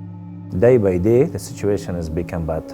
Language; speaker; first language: English; non-native, learner; Persian